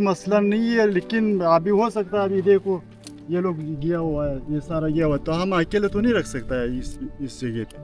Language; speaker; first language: Hindi; non-native, local second language; Pashto